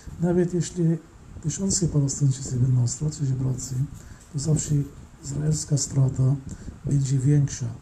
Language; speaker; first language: Polish; non-native, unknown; Arabic